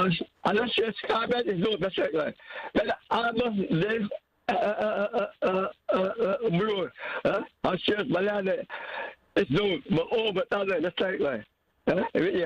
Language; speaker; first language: Dutch; non-native, learner; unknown